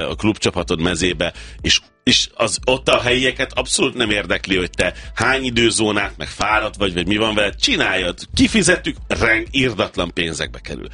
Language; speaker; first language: Hungarian; native; Hungarian